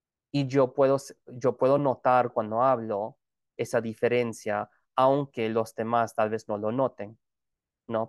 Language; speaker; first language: Spanish; non-native, fluent; Gujarati